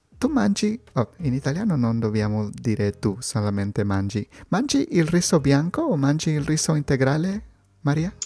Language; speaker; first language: Italian; non-native, learner; Spanish